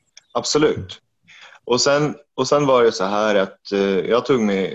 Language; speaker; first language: Swedish; non-native, fluent; Arabic